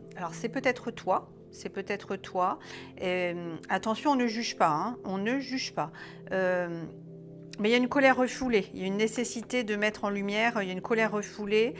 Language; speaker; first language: French; native; French